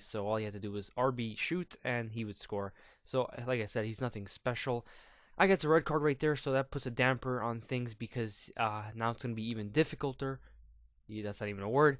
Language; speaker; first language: English; native; English